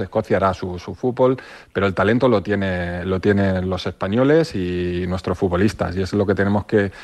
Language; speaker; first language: Spanish; native; Spanish